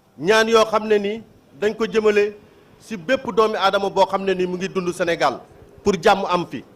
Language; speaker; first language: Wolof; native; Wolof